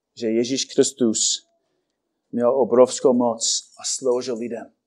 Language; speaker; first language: Czech; non-native, fluent; English